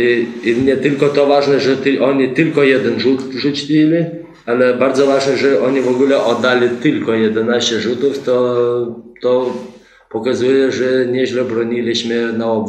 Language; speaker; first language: Polish; non-native, fluent; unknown